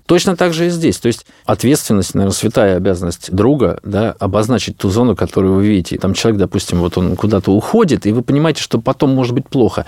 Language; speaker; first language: Russian; native; Russian